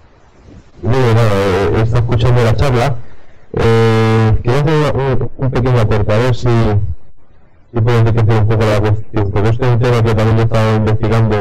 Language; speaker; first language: Spanish; native; Spanish